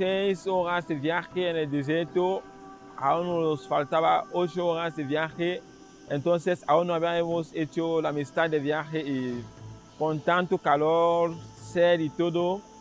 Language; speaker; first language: Spanish; non-native, fluent; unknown